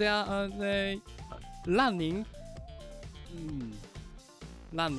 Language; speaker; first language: English; non-native, learner; Japanese